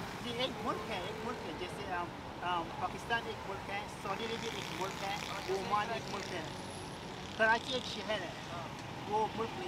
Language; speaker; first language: Hindi; non-native, learner; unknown